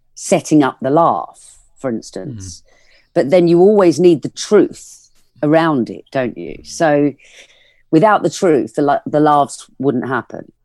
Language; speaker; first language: English; native; English